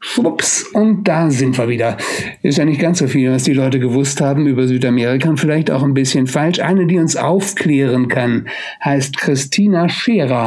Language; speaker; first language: German; native; German